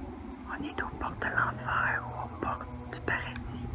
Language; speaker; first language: French; native; French